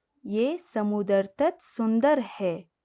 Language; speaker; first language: Hindi; non-native, fluent; Persian